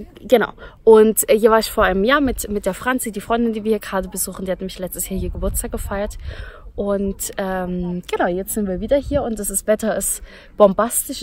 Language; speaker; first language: German; native; German